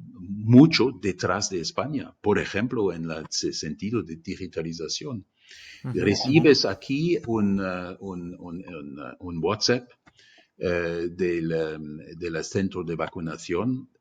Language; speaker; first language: Spanish; non-native, fluent; German